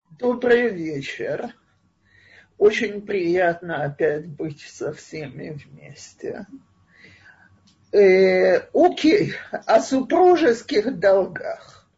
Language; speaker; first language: Russian; native; Russian